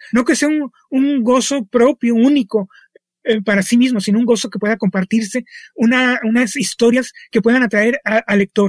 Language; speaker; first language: Spanish; native; Spanish